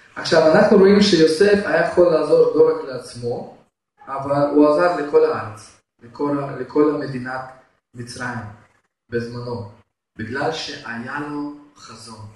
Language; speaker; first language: Hebrew; non-native, fluent; Russian